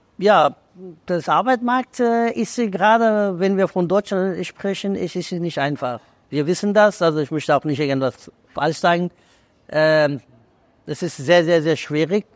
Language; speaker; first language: German; non-native, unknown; Persian